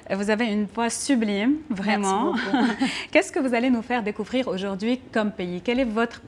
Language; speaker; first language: French; non-native, local second language; Arabic